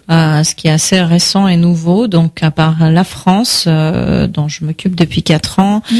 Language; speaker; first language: French; non-native, fluent; Russian